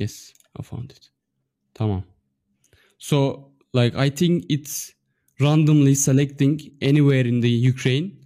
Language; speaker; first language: English; non-native, fluent; Turkish